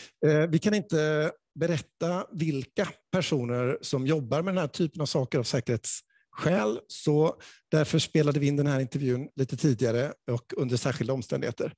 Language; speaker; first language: Swedish; native; Swedish